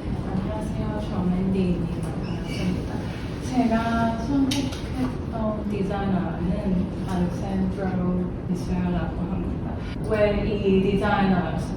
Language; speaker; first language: Korean; non-native, learner; Cantonese